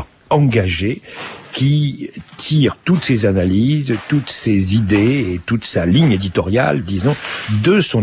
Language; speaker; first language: French; native; French